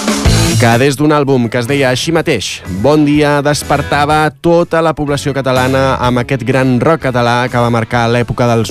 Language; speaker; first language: Catalan; native; Catalan